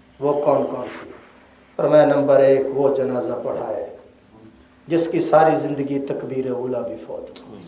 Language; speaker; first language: Urdu; non-native, local second language; Punjabi